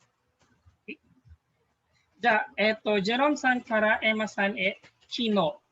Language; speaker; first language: Japanese; non-native, fluent; Filipino